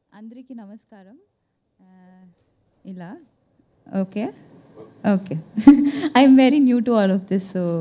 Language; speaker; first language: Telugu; non-native, learner; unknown